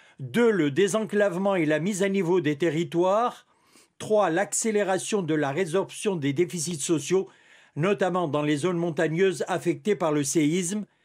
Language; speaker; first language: French; non-native, local second language; Arabic